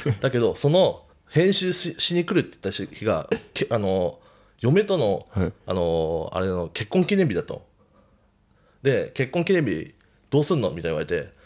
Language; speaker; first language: Japanese; native; Japanese